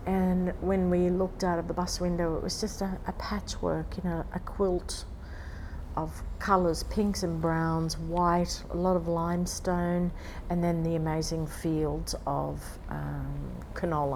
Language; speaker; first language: English; native; English